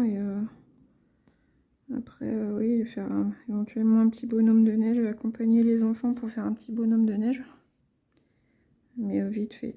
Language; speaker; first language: French; native; French